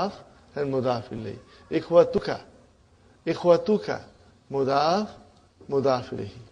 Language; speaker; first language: Arabic; non-native, fluent; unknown